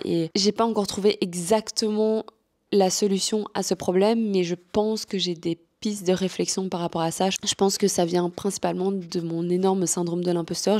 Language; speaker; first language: French; native; French